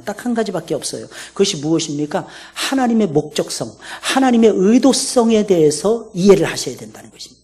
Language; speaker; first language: Korean; native; Korean